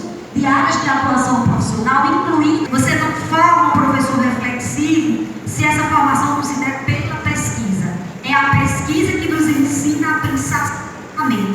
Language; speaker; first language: Portuguese; native; Portuguese